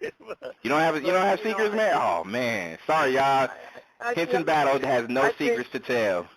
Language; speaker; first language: English; native; English